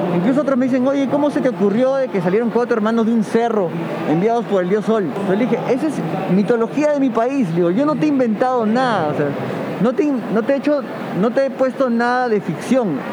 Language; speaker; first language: Spanish; native; Spanish